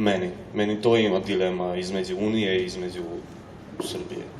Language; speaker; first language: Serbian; non-native, local second language; Hungarian